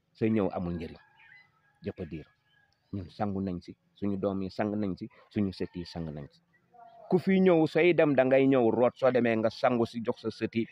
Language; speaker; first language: Wolof; non-native, local second language; Jola-Fonyi